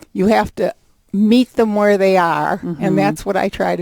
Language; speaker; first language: English; native; English